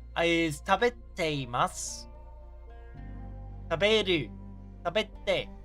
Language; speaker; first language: Japanese; non-native, learner; English